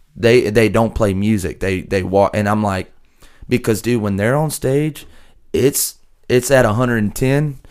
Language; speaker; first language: English; native; English